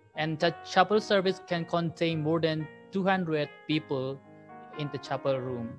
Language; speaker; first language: English; non-native, fluent; Burmese